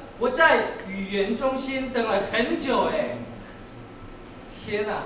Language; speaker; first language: Chinese; non-native, learner; Korean